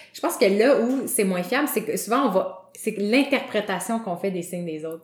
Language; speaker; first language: French; native; French